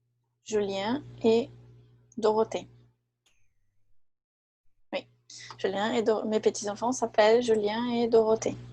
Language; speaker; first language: French; non-native, fluent; Portuguese